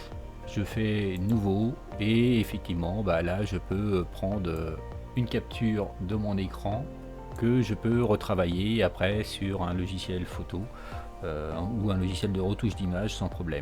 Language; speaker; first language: French; native; French